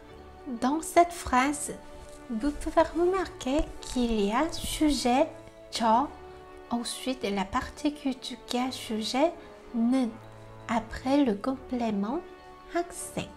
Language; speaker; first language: French; non-native, fluent; Korean